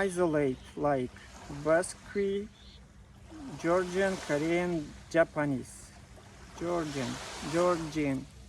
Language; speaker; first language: English; non-native, learner; Russian